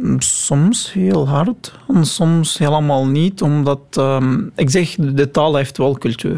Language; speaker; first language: Dutch; non-native, learner; Arabic